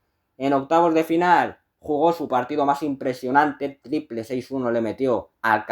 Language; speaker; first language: Spanish; native; Spanish